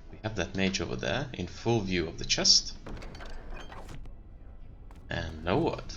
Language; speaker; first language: English; non-native, fluent; German